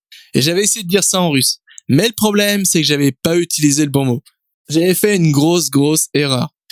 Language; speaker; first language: French; native; French